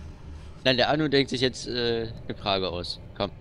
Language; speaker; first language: German; native; German